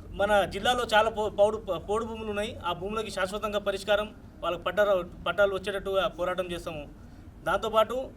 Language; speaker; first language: Telugu; non-native, local second language; Lambadi